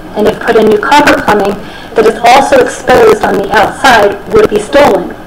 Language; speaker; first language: English; native; English